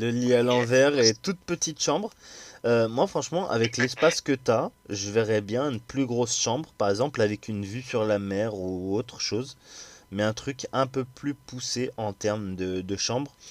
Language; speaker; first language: French; native; French